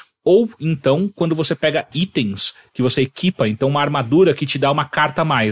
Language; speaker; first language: Portuguese; native; Portuguese